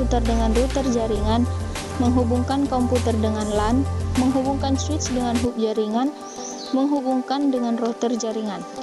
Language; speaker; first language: Indonesian; native; Indonesian